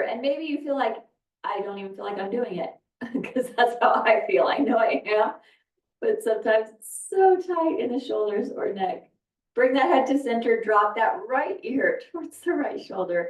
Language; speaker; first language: English; native; English